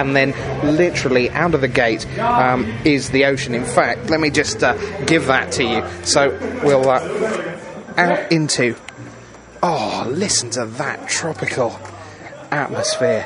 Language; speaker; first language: English; native; English